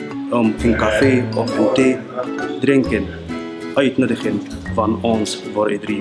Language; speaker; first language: Dutch; non-native, learner; Arabic